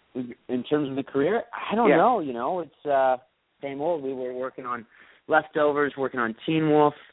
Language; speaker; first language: English; native; English